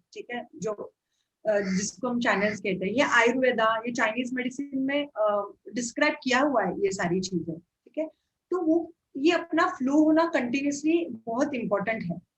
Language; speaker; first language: Hindi; non-native, local second language; Marathi